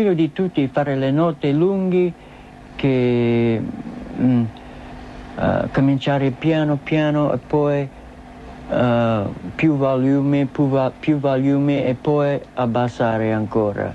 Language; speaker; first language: Italian; non-native, learner; English